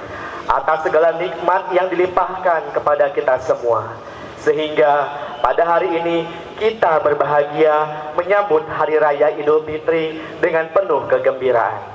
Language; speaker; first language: Indonesian; native; Indonesian